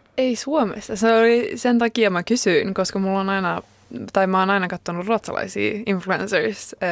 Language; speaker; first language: Finnish; early bilingual, heritage; Finnish